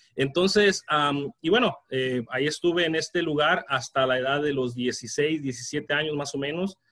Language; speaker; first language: Spanish; native; Spanish